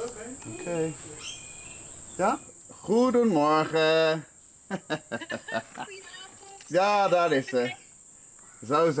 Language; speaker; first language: Dutch; early bilingual, heritage; Dutch